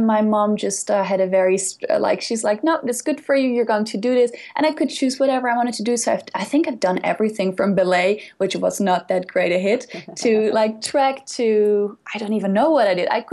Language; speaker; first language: English; non-native, fluent; Dutch